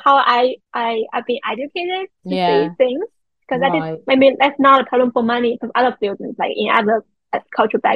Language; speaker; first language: English; non-native, fluent; Chinese